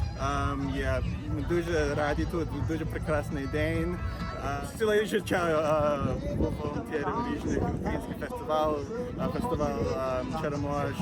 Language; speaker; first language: Ukrainian; early bilingual, heritage; Ukrainian